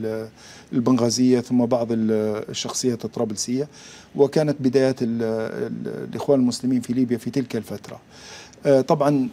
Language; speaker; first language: Arabic; native; Arabic